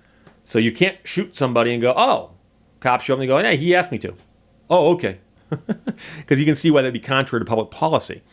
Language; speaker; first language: English; native; English